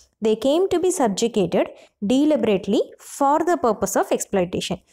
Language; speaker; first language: English; non-native, local second language; Tamil